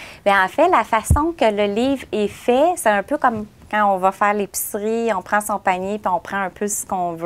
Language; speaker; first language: French; native; French